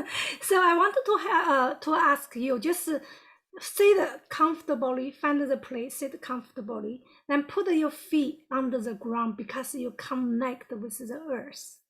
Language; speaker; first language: English; non-native, fluent; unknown